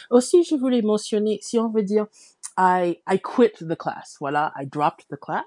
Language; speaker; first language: French; non-native, fluent; English